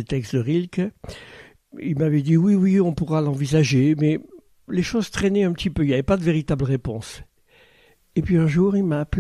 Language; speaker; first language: French; native; French